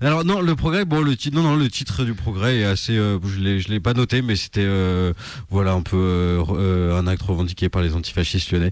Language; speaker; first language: French; native; French